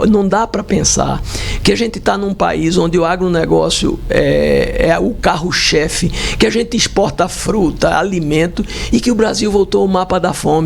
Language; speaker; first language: Portuguese; native; Portuguese